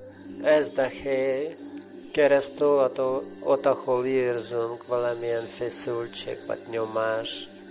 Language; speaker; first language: Hungarian; non-native, fluent; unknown